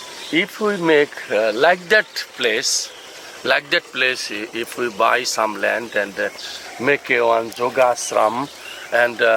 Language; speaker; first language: English; non-native, learner; Bangla